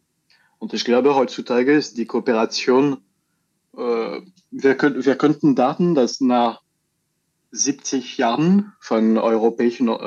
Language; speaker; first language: German; non-native, fluent; French